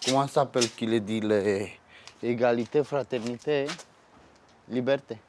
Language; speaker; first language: French; non-native, learner; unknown